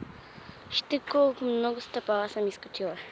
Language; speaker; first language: Bulgarian; native; Bulgarian